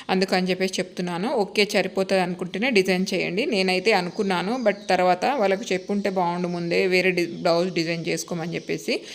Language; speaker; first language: Telugu; native; Telugu